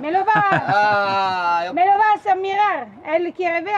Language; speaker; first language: Spanish; non-native, learner; Italian